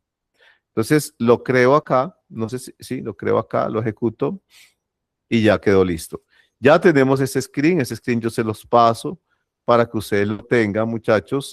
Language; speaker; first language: Spanish; native; Spanish